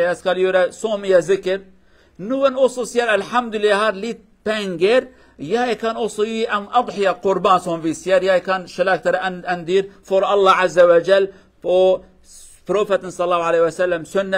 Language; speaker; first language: Swedish; non-native, fluent; Kurdish